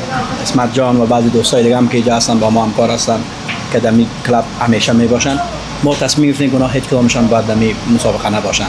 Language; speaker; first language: Persian; native; Persian